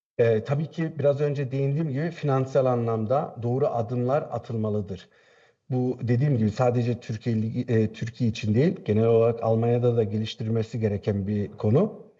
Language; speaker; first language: Turkish; native; Turkish